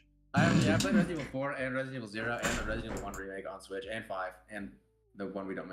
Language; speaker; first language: English; native; English